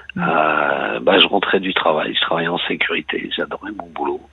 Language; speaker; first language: French; native; French